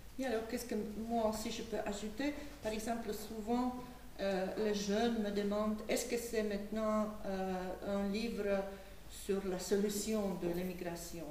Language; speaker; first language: French; non-native, fluent; Slovak